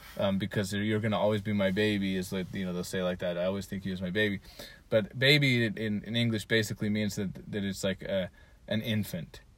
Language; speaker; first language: English; native; English